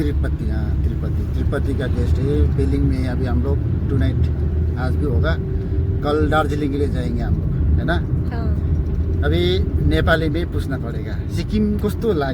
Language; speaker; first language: Hindi; non-native, local second language; Nepali